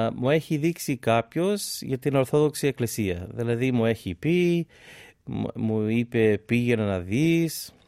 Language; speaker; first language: Greek; non-native, fluent; English